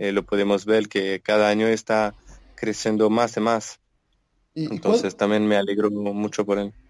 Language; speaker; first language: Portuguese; non-native, learner; French